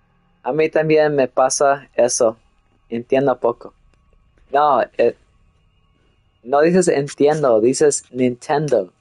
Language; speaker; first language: Spanish; non-native, learner; English